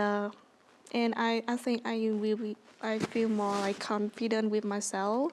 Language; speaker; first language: English; non-native, learner; Vietnamese